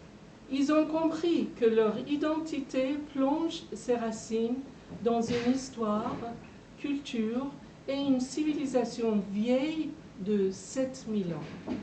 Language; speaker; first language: French; non-native, fluent; Persian